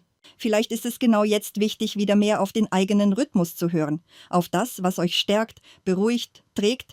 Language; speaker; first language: German; native; German